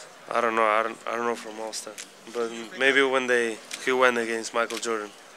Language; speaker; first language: English; non-native, fluent; Slovenian